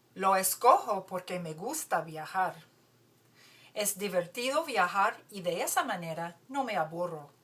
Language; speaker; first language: Spanish; non-native, fluent; English